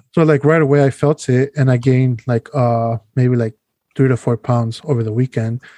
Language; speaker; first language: English; early bilingual, other home language; Spanish